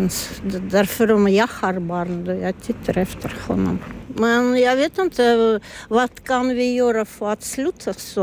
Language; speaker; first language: Swedish; non-native, learner; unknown